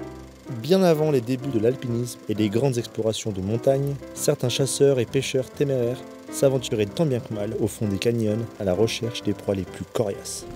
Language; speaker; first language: French; native; French